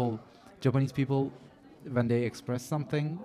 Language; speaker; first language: English; non-native, fluent; Turkish